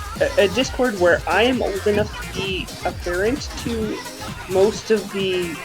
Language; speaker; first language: English; native; English